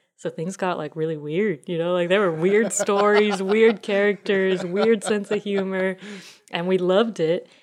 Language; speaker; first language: English; early bilingual, other home language; Italian